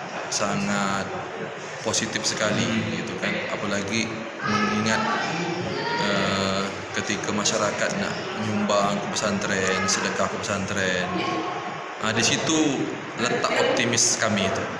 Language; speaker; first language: Indonesian; native; Indonesian